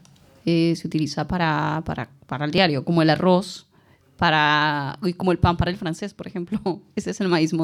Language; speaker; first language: Spanish; native; Spanish